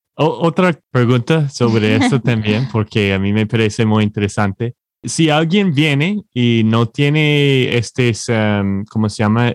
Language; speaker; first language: Spanish; non-native, fluent; English